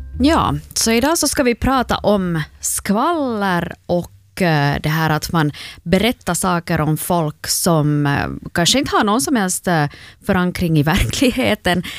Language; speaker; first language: Swedish; native; Swedish